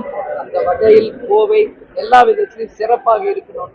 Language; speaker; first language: Tamil; native; Tamil